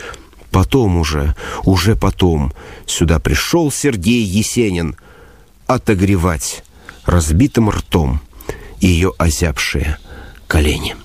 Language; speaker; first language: Russian; native; Russian